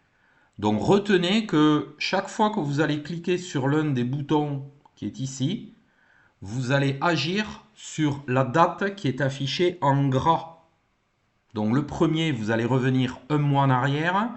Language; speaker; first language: French; native; French